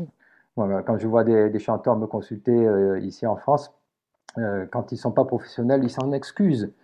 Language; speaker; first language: French; native; French